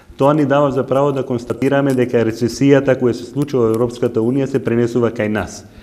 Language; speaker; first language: Macedonian; non-native, local second language; Albanian